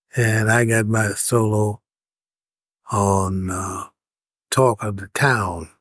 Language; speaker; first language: English; native; English